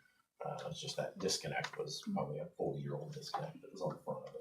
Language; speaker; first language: English; native; English